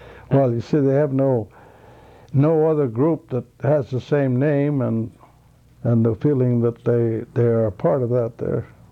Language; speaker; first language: English; native; English